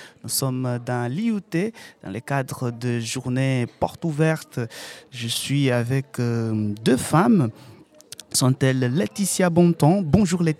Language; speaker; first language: French; non-native, fluent; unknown